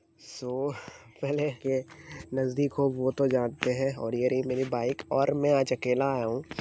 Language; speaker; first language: Hindi; non-native, local second language; Bangla